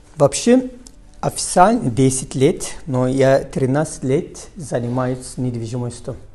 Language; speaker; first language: Russian; non-native, learner; Turkish